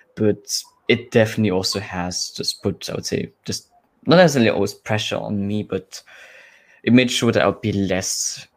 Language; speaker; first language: English; non-native, fluent; German